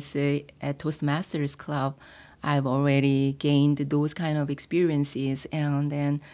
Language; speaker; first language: English; non-native, fluent; Korean